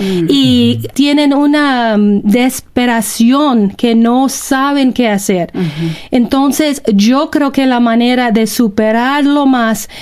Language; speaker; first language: Spanish; non-native, fluent; English